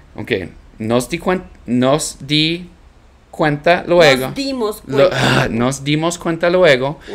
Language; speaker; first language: Spanish; non-native, learner; English